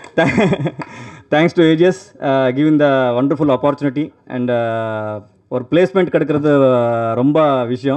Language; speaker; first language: Tamil; non-native, learner; Kannada